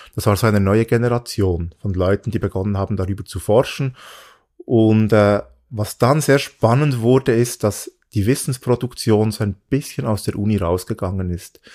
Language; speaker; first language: German; early bilingual, other home language; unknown